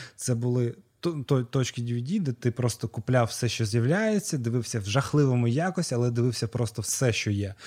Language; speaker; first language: Ukrainian; non-native, local second language; Russian